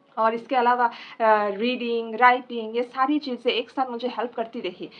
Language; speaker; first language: Hindi; non-native, local second language; Assamese